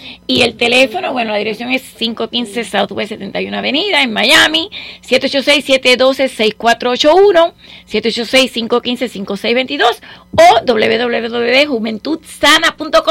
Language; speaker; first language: Spanish; native; Spanish